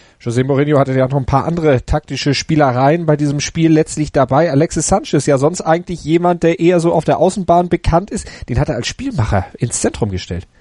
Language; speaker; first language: German; native; German